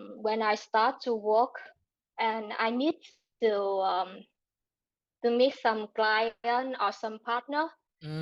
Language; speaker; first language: English; non-native, learner; Vietnamese